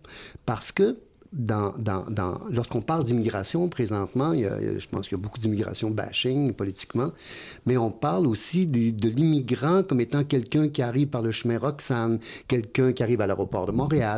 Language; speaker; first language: French; native; French